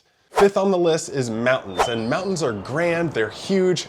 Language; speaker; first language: English; native; English